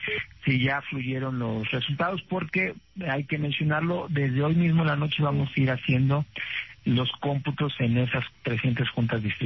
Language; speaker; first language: Spanish; native; Spanish